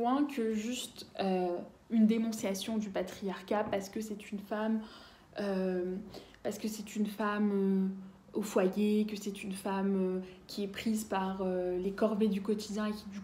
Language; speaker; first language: French; native; French